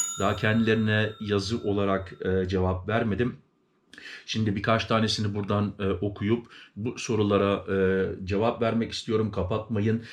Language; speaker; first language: Turkish; native; Turkish